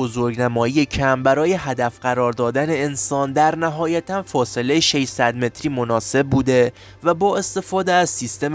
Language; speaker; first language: Persian; native; Persian